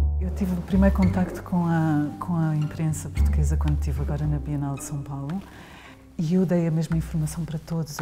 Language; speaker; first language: Portuguese; native; Portuguese